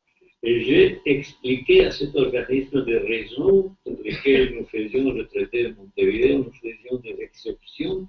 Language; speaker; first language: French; non-native, fluent; Spanish